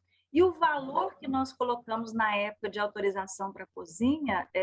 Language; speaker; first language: Portuguese; native; Portuguese